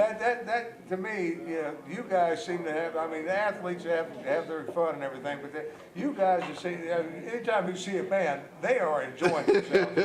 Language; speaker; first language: English; native; English